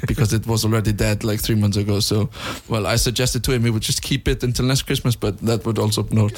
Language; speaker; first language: English; non-native, fluent; Icelandic